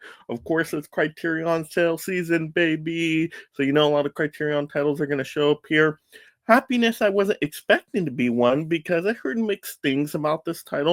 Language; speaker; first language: English; native; English